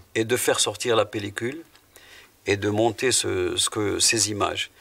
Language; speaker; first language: French; non-native, local second language; Arabic